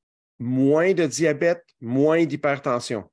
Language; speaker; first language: French; native; French